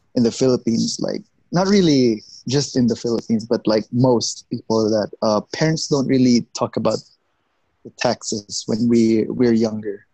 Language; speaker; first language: English; non-native, local second language; Hiligaynon